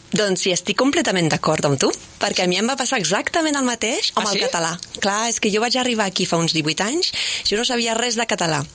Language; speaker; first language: Catalan; non-native, fluent; French